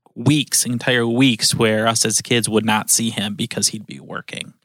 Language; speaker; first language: English; native; English